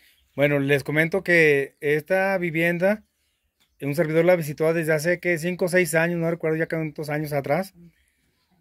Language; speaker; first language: Spanish; native; Spanish